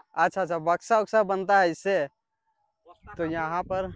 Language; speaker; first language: Hindi; native; Hindi